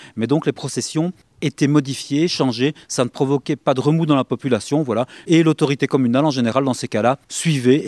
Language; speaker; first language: French; native; French